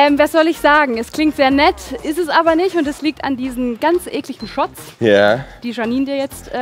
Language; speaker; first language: German; native; German